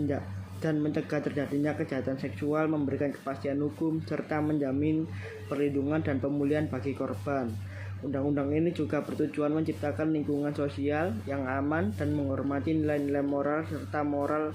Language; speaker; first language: Indonesian; native; Indonesian